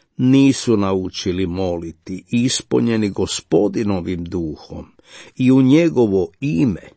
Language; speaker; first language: Croatian; native; Croatian